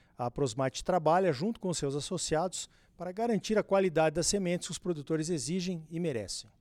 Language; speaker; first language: Portuguese; native; Portuguese